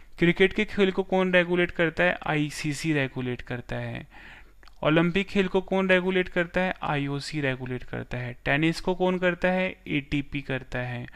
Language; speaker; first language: Hindi; non-native, local second language; Gujarati